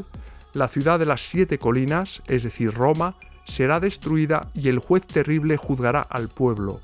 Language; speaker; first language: Spanish; native; Spanish